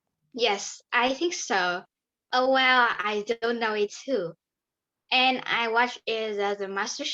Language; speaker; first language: English; non-native, learner; Vietnamese